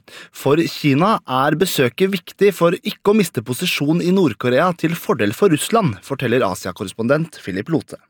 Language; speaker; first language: Norwegian; native; Norwegian